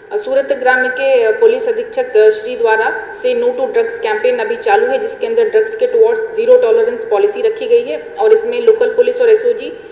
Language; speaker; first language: Hindi; non-native, local second language; Gujarati